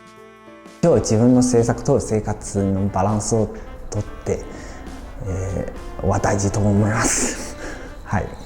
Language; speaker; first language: Japanese; non-native, fluent; Chinese